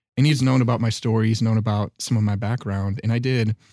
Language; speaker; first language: English; non-native, fluent; German